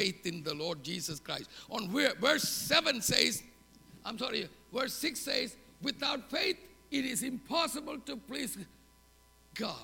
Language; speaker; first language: English; non-native, local second language; Malayalam